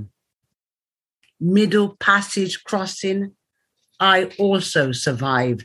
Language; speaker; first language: English; native; English